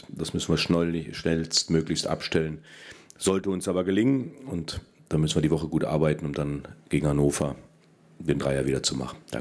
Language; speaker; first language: German; native; German